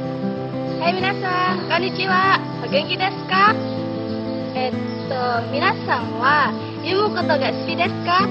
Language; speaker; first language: Japanese; non-native, learner; Indonesian